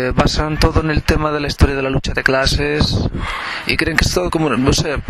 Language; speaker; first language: Spanish; native; Spanish